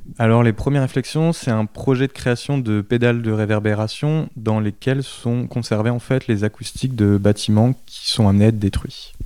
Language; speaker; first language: French; native; French